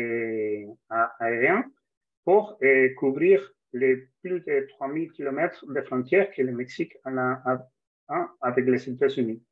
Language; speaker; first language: French; non-native, fluent; Spanish